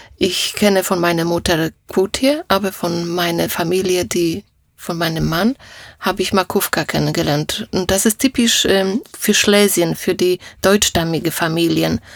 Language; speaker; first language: German; non-native, fluent; Polish